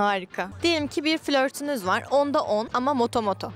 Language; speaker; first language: Turkish; native; Turkish